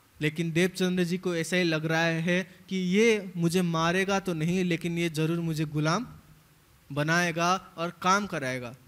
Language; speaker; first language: Hindi; native; Hindi